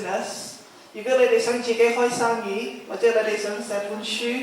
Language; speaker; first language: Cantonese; early bilingual, heritage; Cantonese